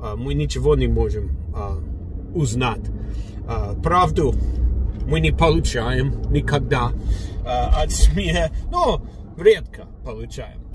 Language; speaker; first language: Russian; non-native, learner; English